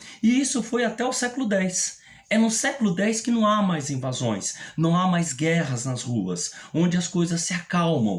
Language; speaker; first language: Portuguese; native; Portuguese